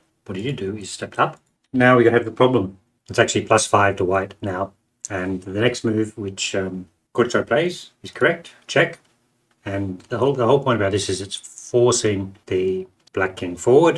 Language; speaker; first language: English; native; English